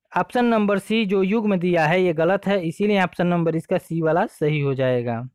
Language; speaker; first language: Hindi; native; Hindi